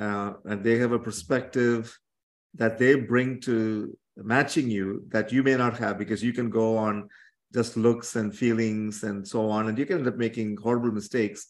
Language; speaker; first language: English; non-native, local second language; Tamil